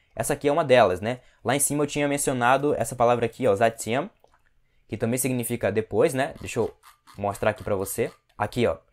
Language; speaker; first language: Portuguese; native; Portuguese